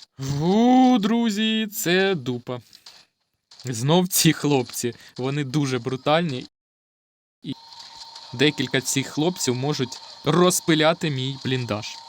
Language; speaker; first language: Ukrainian; non-native, local second language; Russian